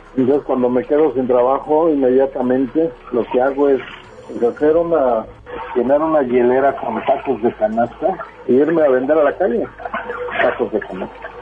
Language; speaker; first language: Spanish; native; Spanish